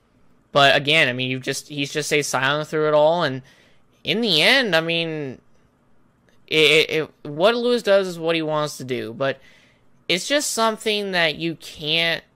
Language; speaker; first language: English; native; English